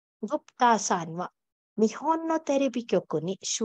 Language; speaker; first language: Japanese; non-native, fluent; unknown